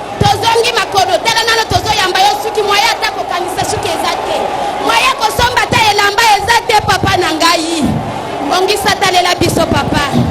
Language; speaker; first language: Lingala; non-native, local second language; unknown